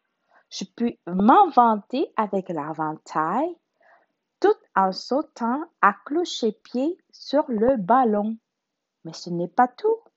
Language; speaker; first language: French; non-native, learner; Spanish